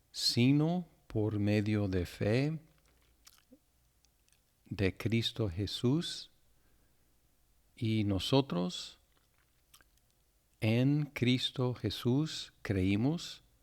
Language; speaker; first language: Spanish; non-native, fluent; English